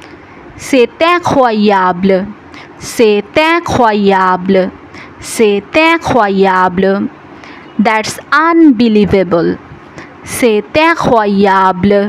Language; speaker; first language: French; non-native, learner; Bangla